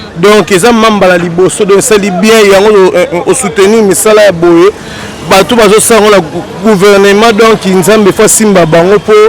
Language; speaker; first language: Lingala; native; Lingala